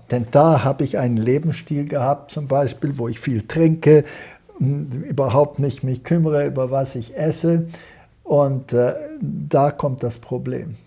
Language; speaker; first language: German; early bilingual, heritage; German